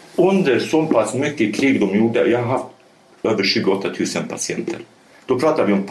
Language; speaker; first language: Swedish; early bilingual, other home language; Kurdish